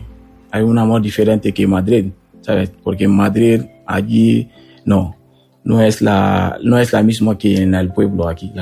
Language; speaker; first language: Spanish; non-native, learner; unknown